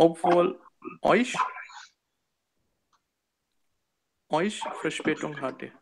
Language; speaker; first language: German; non-native, learner; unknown